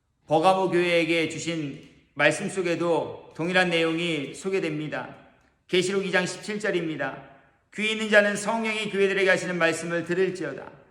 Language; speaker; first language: Korean; native; Korean